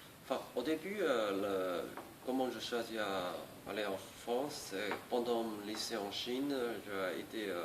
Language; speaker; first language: French; non-native, learner; Chinese